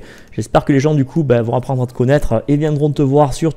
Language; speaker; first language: French; native; French